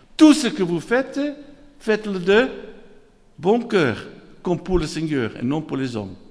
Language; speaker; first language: French; non-native, fluent; Dutch